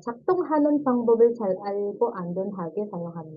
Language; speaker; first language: Korean; non-native, fluent; Indonesian